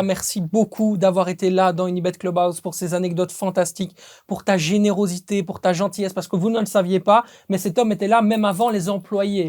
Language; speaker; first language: French; native; French